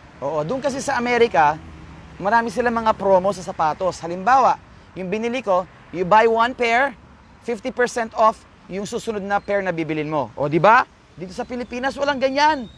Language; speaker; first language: Filipino; non-native, local second language; Pampanga